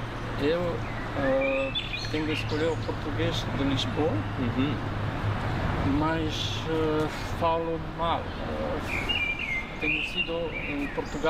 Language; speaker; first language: Portuguese; non-native, learner; Italian